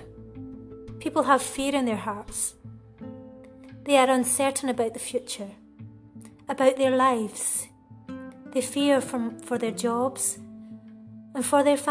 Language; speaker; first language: English; native; English